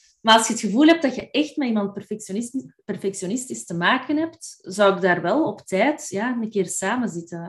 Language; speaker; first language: Dutch; native; Dutch